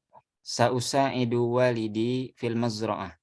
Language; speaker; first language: Arabic; non-native, fluent; Indonesian